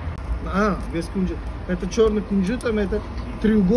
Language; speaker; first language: Russian; non-native, local second language; Uzbek